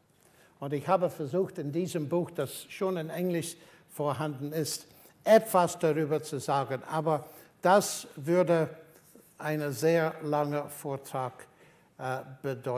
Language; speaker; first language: German; non-native, fluent; English